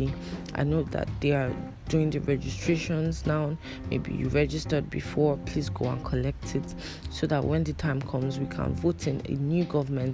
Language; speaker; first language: English; non-native, local second language; Igbo